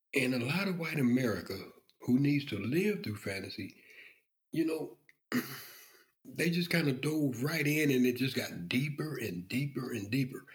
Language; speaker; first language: English; native; English